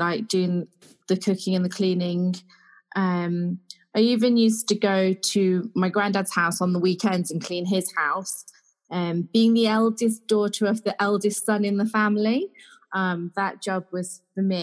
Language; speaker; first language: English; native; English